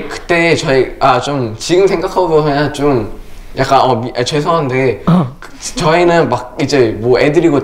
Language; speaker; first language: Korean; early bilingual, other home language; English